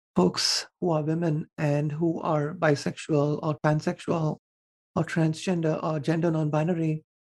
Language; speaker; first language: English; non-native, local second language; Tamil